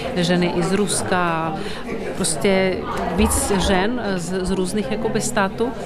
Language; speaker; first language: Czech; non-native, fluent; Ukrainian